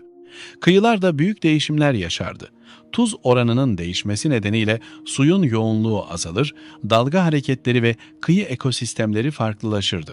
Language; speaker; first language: Turkish; native; Turkish